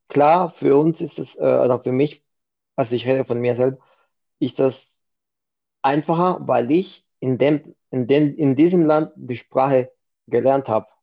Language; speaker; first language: German; non-native, fluent; Spanish